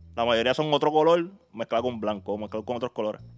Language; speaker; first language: Spanish; native; Spanish